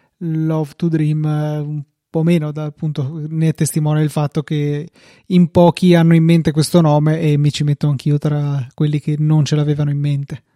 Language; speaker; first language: Italian; native; Italian